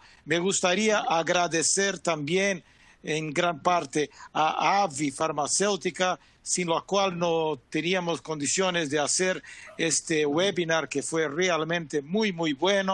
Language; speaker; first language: Spanish; non-native, fluent; Portuguese